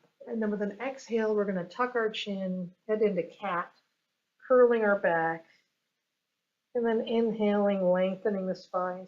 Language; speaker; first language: English; native; English